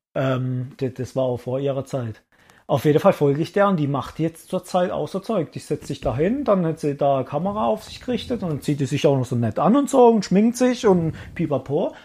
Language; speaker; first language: German; early bilingual, other home language; Italian